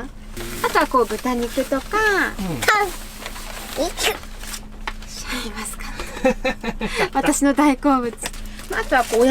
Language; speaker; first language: Japanese; native; Japanese